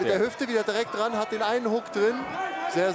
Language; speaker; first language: German; native; German